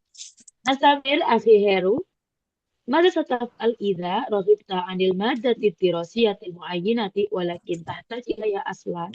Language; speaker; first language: Arabic; non-native, fluent; Indonesian